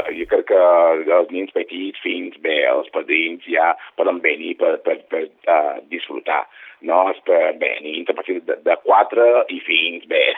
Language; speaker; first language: Catalan; non-native, fluent; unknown